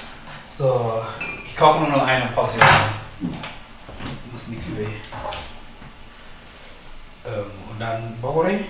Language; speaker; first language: German; non-native, learner; Thai